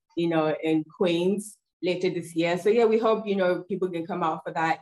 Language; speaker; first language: English; non-native, local second language; Yoruba